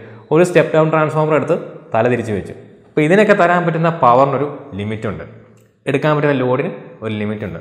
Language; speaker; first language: Malayalam; native; Malayalam